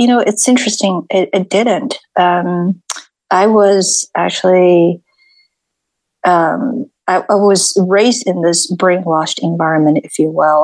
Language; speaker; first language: English; non-native, fluent; Chinese